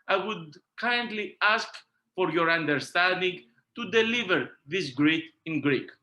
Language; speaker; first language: English; non-native, fluent; Greek